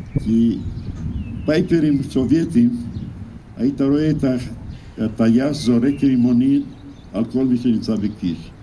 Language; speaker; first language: Hebrew; non-native, fluent; Romanian